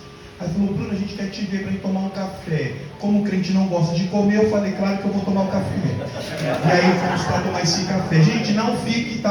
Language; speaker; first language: Portuguese; native; Portuguese